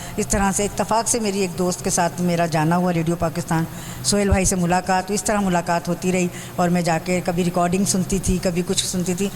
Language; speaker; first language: Urdu; native; Urdu